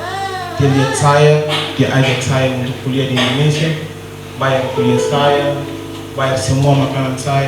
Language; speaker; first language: Indonesian; non-native, learner; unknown